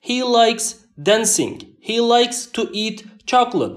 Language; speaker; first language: English; non-native, fluent; Turkish